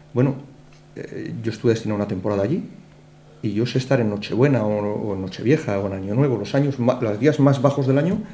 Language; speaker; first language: Spanish; native; Spanish